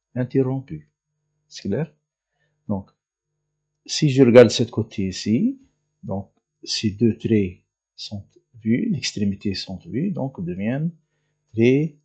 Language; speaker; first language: French; non-native, local second language; Arabic